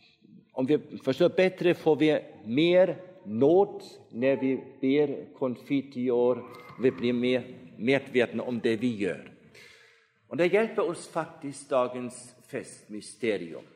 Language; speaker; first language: Swedish; non-native, fluent; German